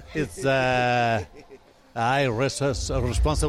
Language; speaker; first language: English; non-native, learner; Portuguese